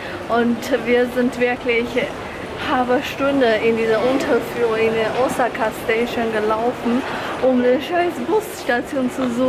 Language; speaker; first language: German; non-native, fluent; Chinese